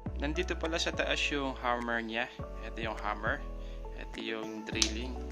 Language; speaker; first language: Filipino; non-native, local second language; Pampanga